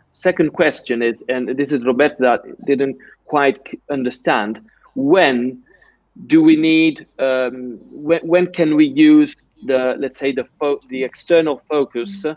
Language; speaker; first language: English; non-native, fluent; Italian